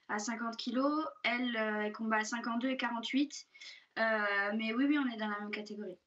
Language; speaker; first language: French; native; French